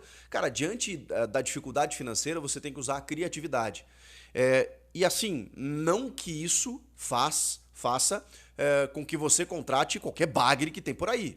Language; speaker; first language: Portuguese; native; Portuguese